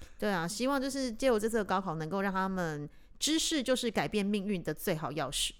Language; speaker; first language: Chinese; native; Chinese